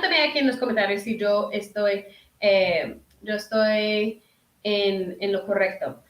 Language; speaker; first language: Spanish; early bilingual, heritage; Spanish